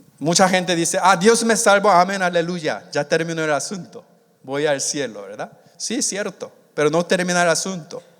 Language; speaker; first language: Spanish; non-native, fluent; Korean